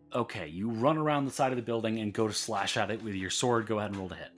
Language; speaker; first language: English; native; English